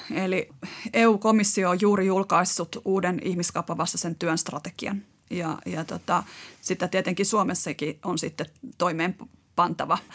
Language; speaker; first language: Finnish; native; Finnish